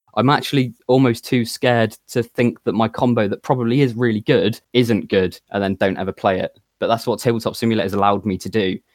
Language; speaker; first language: English; native; English